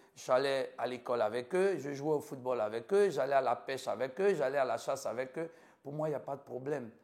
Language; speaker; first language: French; native; French